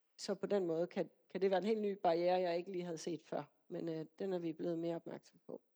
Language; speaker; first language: Danish; native; Danish